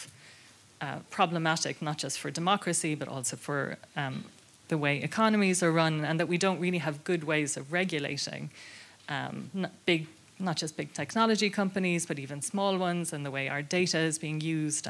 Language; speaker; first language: English; native; English